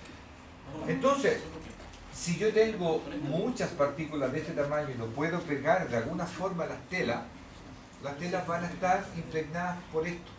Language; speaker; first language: Spanish; native; Spanish